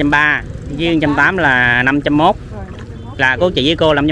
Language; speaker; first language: Vietnamese; native; Vietnamese